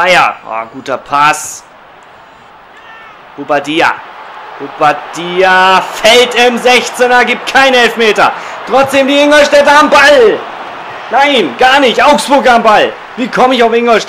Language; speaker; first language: German; native; German